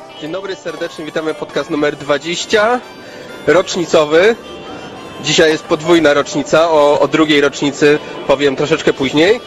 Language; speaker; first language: Polish; native; Polish